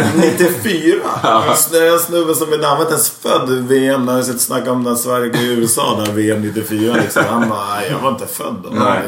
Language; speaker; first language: Swedish; early bilingual, other home language; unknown